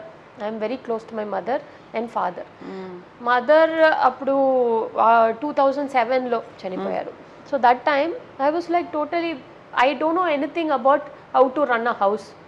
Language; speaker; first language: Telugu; non-native, learner; Tamil